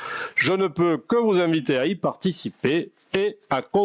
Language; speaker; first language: French; native; French